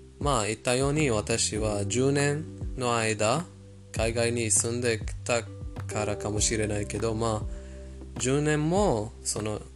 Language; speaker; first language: Japanese; non-native, fluent; Persian